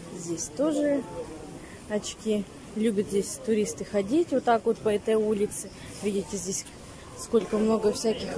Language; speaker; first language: Russian; native; Russian